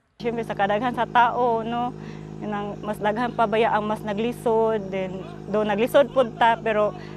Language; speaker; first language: Cebuano; native; Cebuano